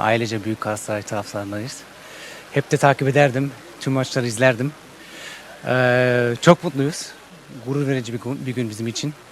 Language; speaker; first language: Turkish; early bilingual, heritage; Turkish